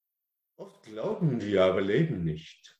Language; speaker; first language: German; non-native, learner; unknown